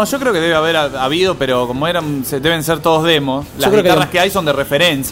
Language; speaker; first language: Spanish; native; Spanish